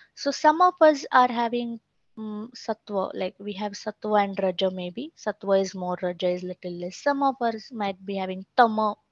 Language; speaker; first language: English; non-native, local second language; Marathi